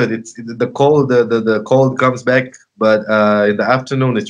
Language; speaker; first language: English; non-native, local second language; Sinhala